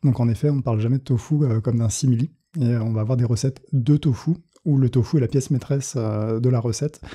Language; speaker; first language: French; native; French